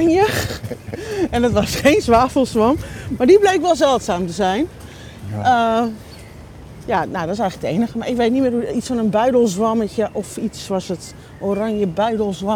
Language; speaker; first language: Dutch; native; Dutch